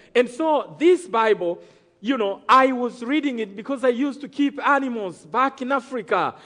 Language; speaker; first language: English; non-native, local second language; Kinyarwanda